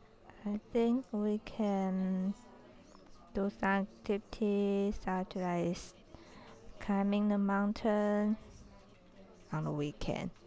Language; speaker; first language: English; non-native, learner; Chinese